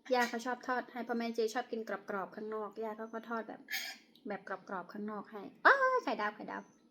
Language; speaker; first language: Thai; non-native, local second language; Khmer